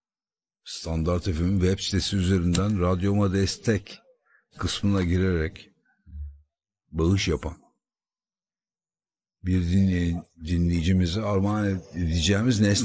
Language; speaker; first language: Turkish; native; Turkish